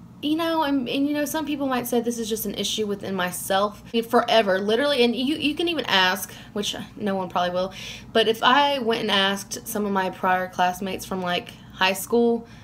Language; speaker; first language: English; native; English